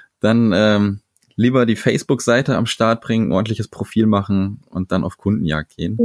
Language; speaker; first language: German; native; German